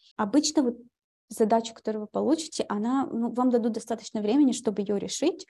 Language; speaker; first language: Russian; early bilingual, heritage; Russian